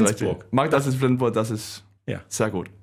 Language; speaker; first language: German; non-native, learner; Danish